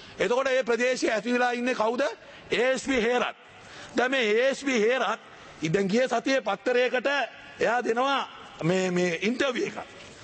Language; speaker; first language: Sinhala; non-native, local second language; Tamil